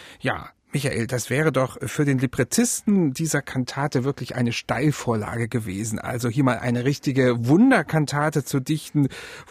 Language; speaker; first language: German; native; German